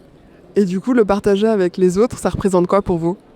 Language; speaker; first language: French; native; French